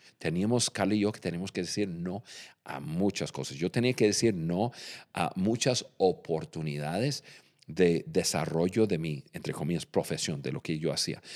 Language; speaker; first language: Spanish; non-native, fluent; English